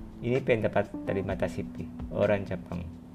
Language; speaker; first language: Indonesian; non-native, fluent; Japanese